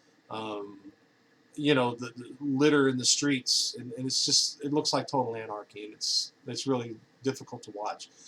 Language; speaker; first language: English; native; English